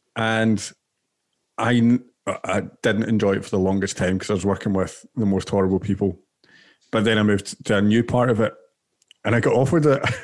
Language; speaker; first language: English; native; English